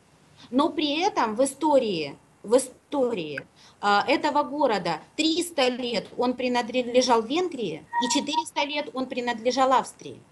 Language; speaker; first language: Russian; native; Russian